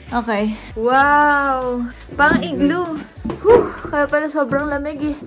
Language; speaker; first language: Filipino; native; Filipino